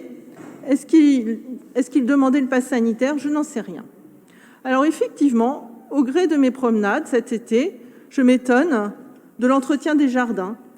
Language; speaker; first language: French; native; French